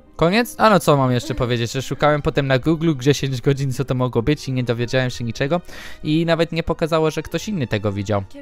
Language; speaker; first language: Polish; early bilingual, heritage; Polish